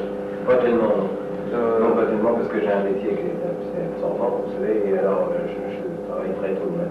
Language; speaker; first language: French; native; French